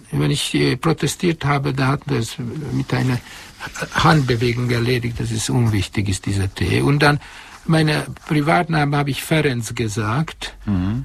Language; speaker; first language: German; non-native, fluent; Hungarian